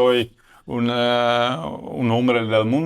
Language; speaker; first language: Spanish; non-native, learner; Dutch